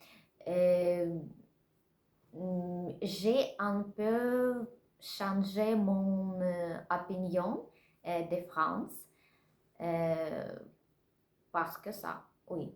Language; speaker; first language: French; non-native, learner; Russian